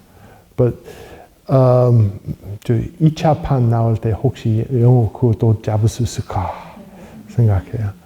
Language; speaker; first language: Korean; non-native, fluent; English